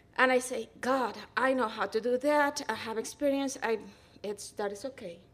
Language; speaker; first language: English; non-native, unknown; Spanish